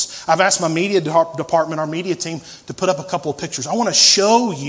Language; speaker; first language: English; native; English